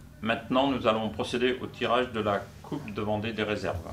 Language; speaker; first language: French; native; French